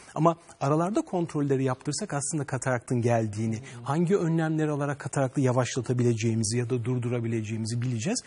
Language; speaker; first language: Turkish; native; Turkish